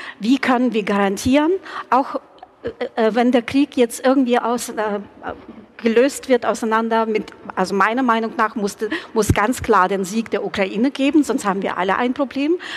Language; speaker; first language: German; non-native, fluent; Ukrainian